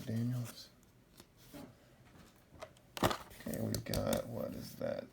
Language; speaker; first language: English; native; English